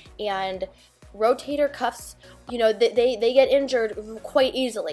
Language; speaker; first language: English; native; English